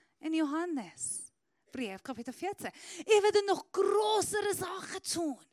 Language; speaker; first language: German; non-native, fluent; Persian